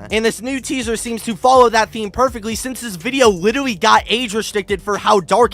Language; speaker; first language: English; native; English